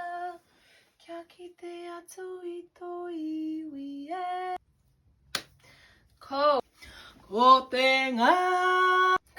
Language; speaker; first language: Māori; non-native, local second language; English